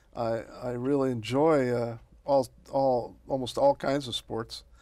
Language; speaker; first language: English; native; English